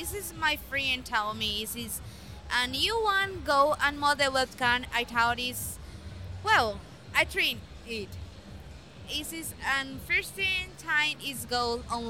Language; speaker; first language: English; non-native, learner; Spanish